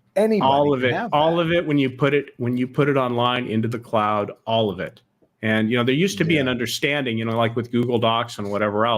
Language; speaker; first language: English; native; English